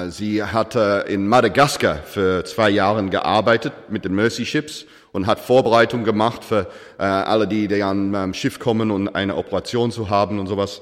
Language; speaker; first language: German; non-native, fluent; English